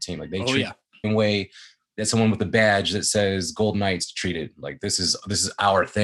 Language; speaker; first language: English; native; English